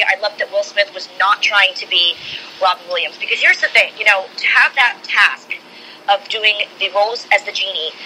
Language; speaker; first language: English; native; English